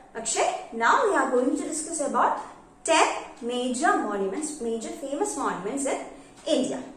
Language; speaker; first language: English; non-native, local second language; Malayalam